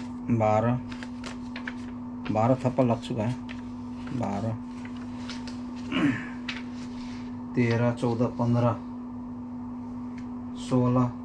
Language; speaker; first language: Hindi; non-native, local second language; Bangla